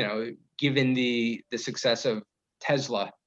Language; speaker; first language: English; native; English